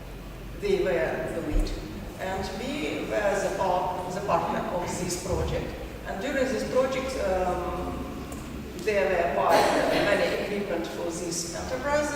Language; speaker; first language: English; non-native, learner; Ukrainian